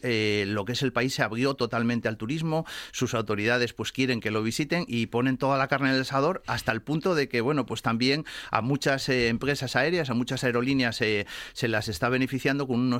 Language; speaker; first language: Spanish; native; Spanish